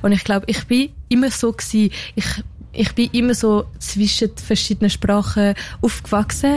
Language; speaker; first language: German; non-native, local second language; French